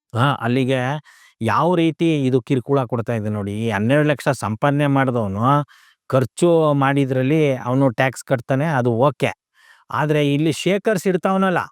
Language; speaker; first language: Kannada; native; Kannada